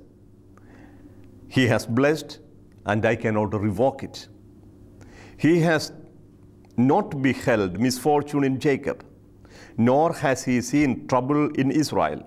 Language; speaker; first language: English; non-native, local second language; Malayalam